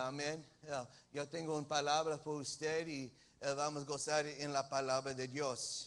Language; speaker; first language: Spanish; early bilingual, heritage; English